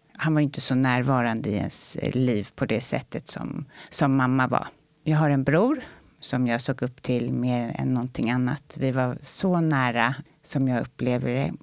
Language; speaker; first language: Swedish; native; Swedish